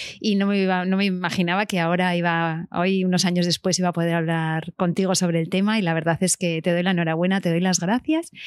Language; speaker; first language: Spanish; native; Spanish